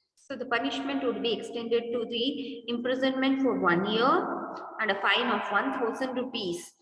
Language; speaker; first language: English; non-native, local second language; Kannada